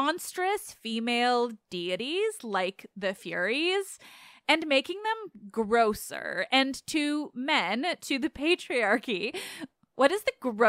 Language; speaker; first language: English; native; English